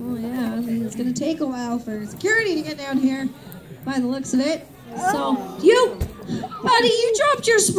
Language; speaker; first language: English; native; English